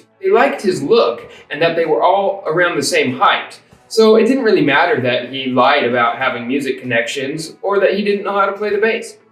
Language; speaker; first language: English; native; English